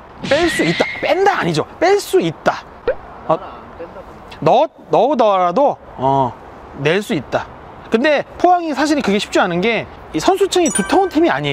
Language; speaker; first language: Korean; native; Korean